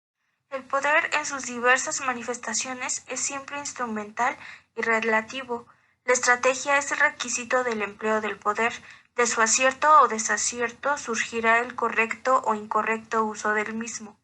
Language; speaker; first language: Spanish; native; Spanish